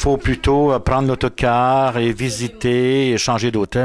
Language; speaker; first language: French; native; French